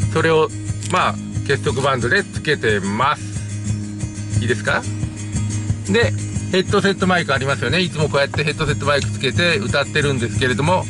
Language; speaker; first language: Japanese; native; Japanese